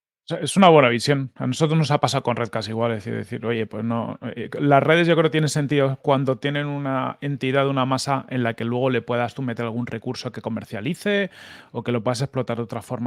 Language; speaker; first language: Spanish; native; Spanish